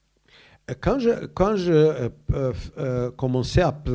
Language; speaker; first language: French; non-native, learner; Croatian